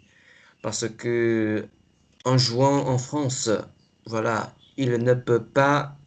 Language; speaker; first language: French; non-native, fluent; Chinese